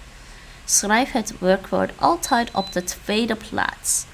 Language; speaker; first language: Dutch; non-native, learner; English